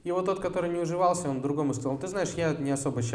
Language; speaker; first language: Russian; native; Russian